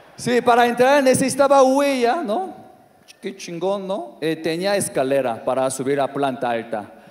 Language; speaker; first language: Spanish; non-native, fluent; Korean